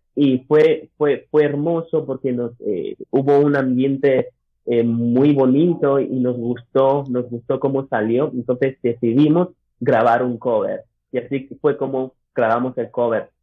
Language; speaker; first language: Spanish; early bilingual, other home language; English